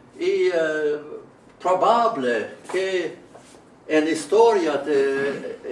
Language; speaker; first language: Spanish; non-native, learner; Estonian